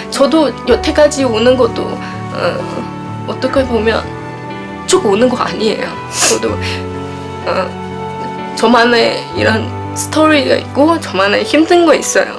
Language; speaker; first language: Korean; non-native, fluent; Chinese